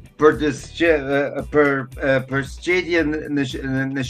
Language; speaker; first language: Albanian; non-native, learner; German